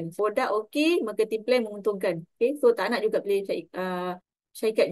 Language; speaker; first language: Malay; native; Malay